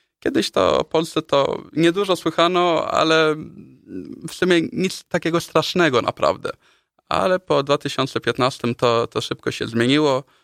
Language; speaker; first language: Polish; early bilingual, heritage; Polish